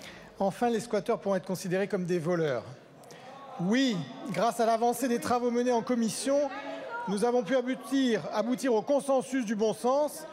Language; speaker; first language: French; native; French